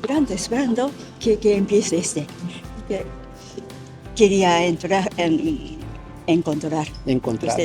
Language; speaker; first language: Spanish; non-native, learner; Japanese